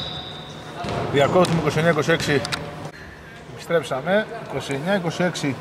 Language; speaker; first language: Greek; native; Greek